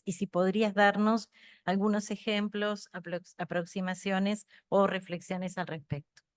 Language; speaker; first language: Spanish; native; Spanish